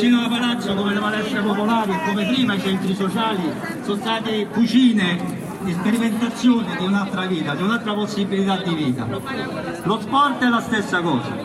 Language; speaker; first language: Italian; native; Italian